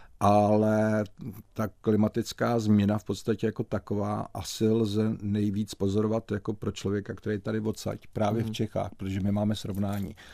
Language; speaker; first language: Czech; native; Czech